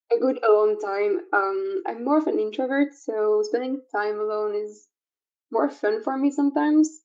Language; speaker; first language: English; non-native, fluent; French